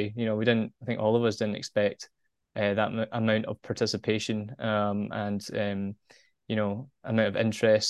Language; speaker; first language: English; native; English